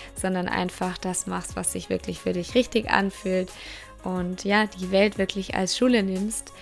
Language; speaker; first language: German; native; German